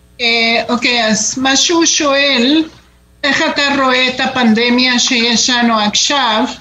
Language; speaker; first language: Hebrew; non-native, fluent; Spanish